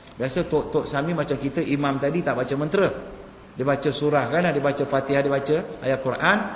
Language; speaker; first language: Malay; non-native, local second language; Tamil